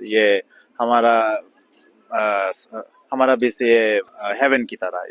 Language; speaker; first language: Hindi; non-native, learner; Bangla